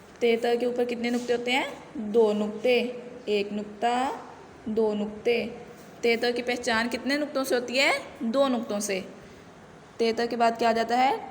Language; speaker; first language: Urdu; non-native, local second language; Punjabi